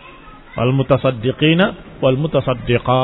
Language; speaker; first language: Arabic; non-native, fluent; Indonesian